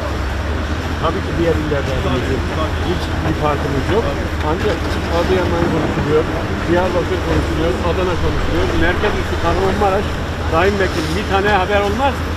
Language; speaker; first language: Turkish; native; Turkish